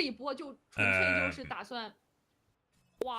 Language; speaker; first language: Chinese; native; Chinese